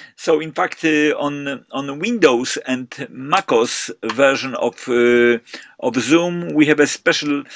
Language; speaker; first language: English; non-native, fluent; Polish